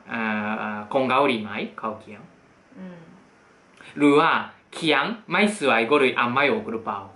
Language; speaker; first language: Thai; non-native, fluent; Japanese